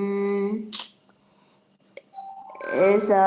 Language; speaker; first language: English; non-native, learner; Vietnamese